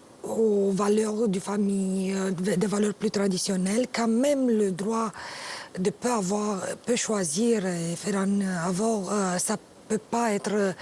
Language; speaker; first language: French; non-native, fluent; Romanian